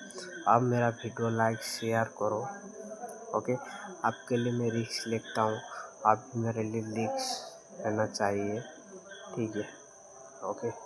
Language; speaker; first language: Hindi; non-native, local second language; Odia